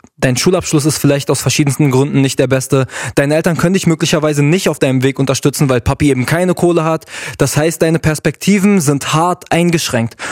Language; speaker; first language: German; early bilingual, other home language; Arabic